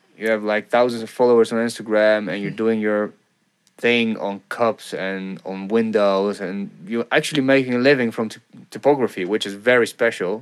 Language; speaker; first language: English; non-native, fluent; Dutch